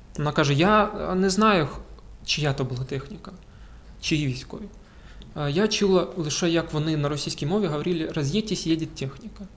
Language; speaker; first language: Ukrainian; non-native, local second language; Russian